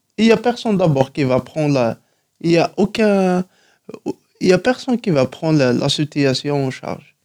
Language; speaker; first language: French; non-native, local second language; Kabyle